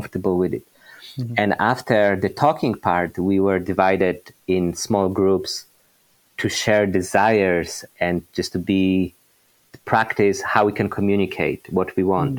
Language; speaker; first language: English; non-native, fluent; Polish